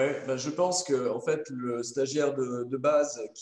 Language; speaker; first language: French; native; French